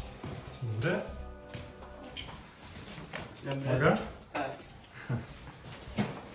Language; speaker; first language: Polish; non-native, learner; Uzbek